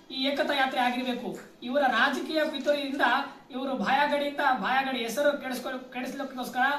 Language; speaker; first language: Kannada; non-native, local second language; Lambadi